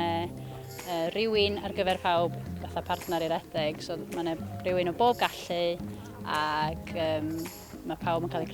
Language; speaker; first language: Welsh; native; Welsh